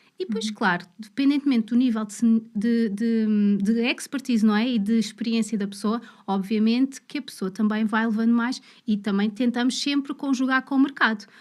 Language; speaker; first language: Portuguese; native; Portuguese